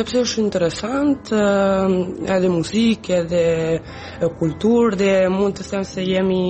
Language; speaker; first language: Albanian; non-native, learner; Serbian